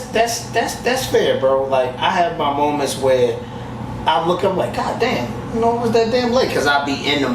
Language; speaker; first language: English; native; English